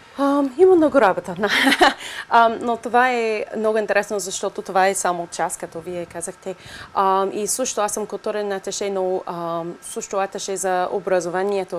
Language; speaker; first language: Bulgarian; non-native, learner; English